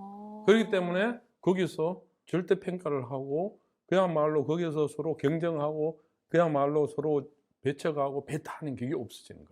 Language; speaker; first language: Korean; native; Korean